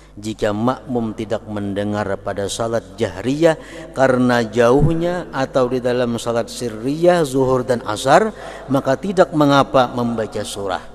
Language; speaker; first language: Indonesian; non-native, local second language; Banjar